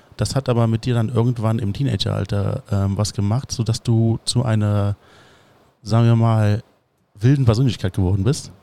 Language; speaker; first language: German; native; German